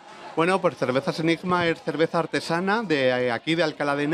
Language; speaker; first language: Spanish; native; Spanish